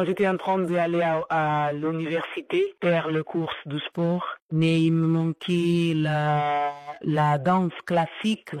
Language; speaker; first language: French; non-native, fluent; Portuguese